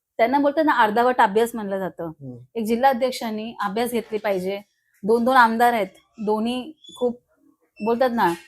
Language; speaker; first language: Marathi; non-native, local second language; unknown